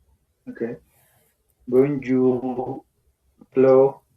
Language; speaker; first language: French; non-native, learner; Spanish